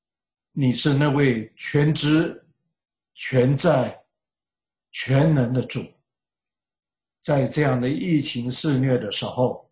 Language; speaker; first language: Chinese; native; Chinese